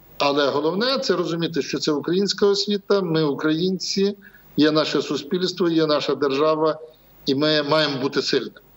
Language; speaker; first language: Ukrainian; native; Ukrainian